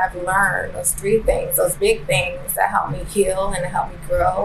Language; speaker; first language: English; native; English